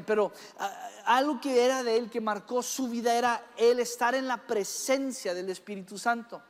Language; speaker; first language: Spanish; early bilingual, other home language; English